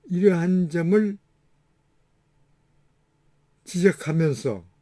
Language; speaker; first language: Korean; native; Korean